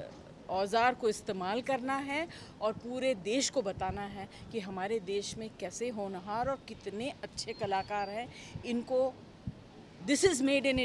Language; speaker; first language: Hindi; native; Hindi